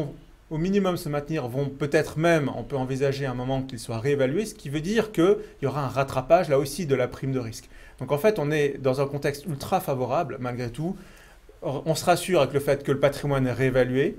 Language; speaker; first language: French; native; French